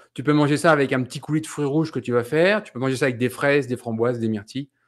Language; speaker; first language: French; native; French